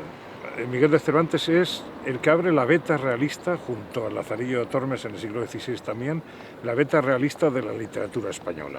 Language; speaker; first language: Spanish; native; Spanish